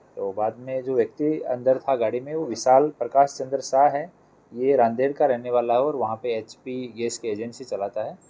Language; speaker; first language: Hindi; non-native, local second language; Gujarati